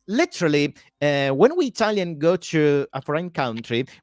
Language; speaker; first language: English; non-native, fluent; Italian